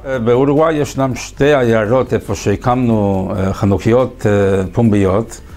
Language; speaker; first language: Hebrew; early bilingual, heritage; English